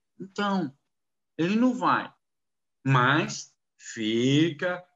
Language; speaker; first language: Portuguese; non-native, learner; Arabic